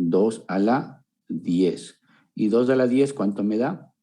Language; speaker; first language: Spanish; native; Spanish